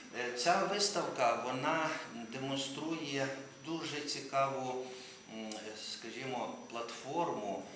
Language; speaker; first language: Ukrainian; native; Ukrainian